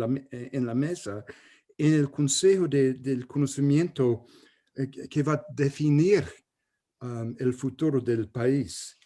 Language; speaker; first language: Spanish; non-native, fluent; English